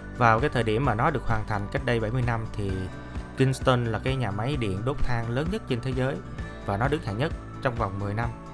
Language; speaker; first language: Vietnamese; native; Vietnamese